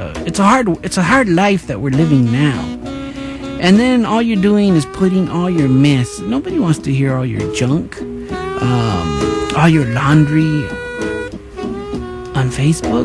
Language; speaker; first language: English; early bilingual, other home language; Spanish